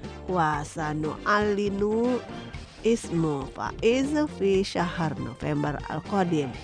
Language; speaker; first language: Arabic; non-native, fluent; Indonesian